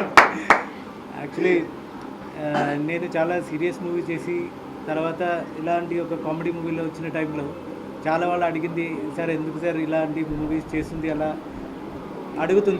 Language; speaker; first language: Telugu; non-native, learner; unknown